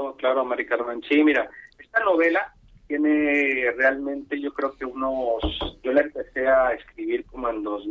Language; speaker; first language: Spanish; native; Spanish